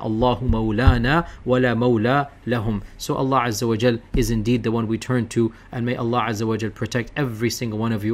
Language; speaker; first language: English; early bilingual, other home language; Urdu